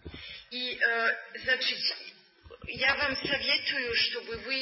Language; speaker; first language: Russian; non-native, learner; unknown